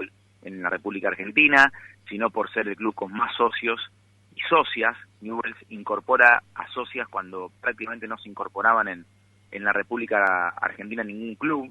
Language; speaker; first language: Spanish; native; Spanish